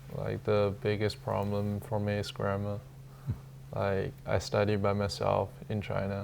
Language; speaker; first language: English; non-native, learner; Chinese